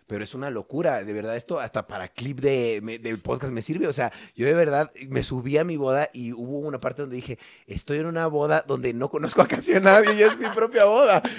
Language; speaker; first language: Spanish; native; Spanish